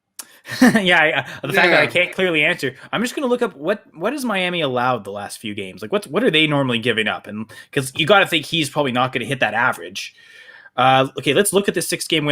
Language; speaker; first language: English; native; English